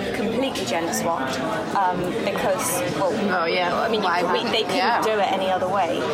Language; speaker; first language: English; native; English